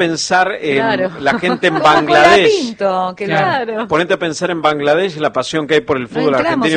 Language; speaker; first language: Spanish; native; Spanish